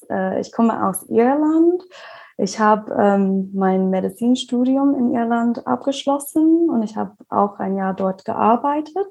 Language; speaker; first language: German; non-native, fluent; English